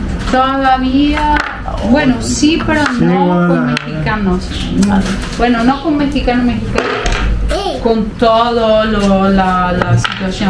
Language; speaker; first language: Spanish; non-native, fluent; Italian